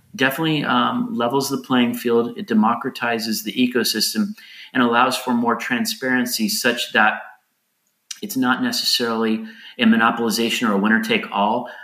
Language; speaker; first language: English; native; English